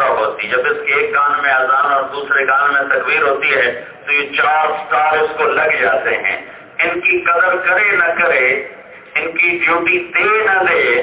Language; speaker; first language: Urdu; non-native, local second language; Punjabi